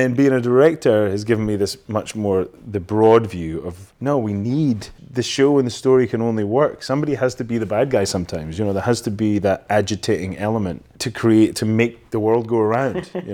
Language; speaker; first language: English; native; English